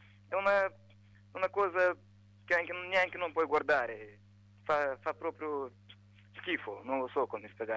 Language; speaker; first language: Italian; non-native, learner; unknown